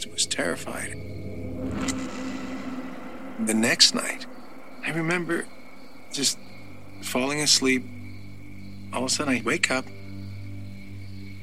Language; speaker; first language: English; native; English